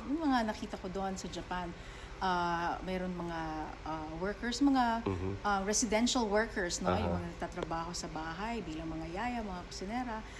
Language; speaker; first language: Filipino; native; Filipino